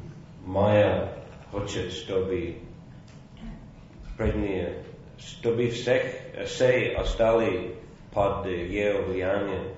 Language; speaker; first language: Russian; non-native, fluent; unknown